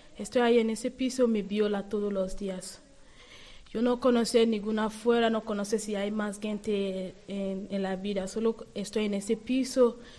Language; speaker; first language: Spanish; non-native, learner; Yoruba